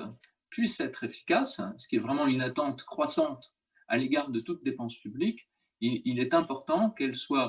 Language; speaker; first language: French; native; French